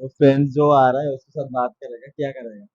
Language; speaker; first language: Hindi; non-native, learner; Bangla